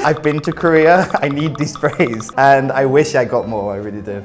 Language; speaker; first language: English; native; English